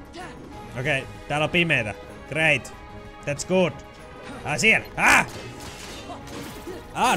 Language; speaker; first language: Finnish; native; Finnish